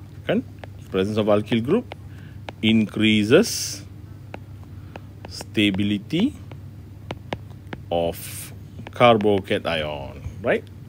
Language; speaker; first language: English; non-native, local second language; Malay